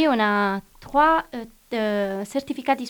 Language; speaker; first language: French; non-native, fluent; Italian